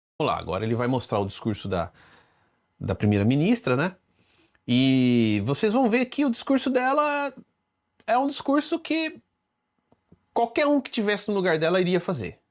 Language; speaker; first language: Portuguese; native; Portuguese